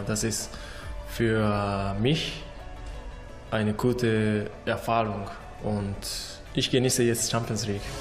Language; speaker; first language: German; non-native, learner; Japanese